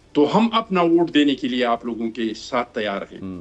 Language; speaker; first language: Urdu; non-native, local second language; Pashto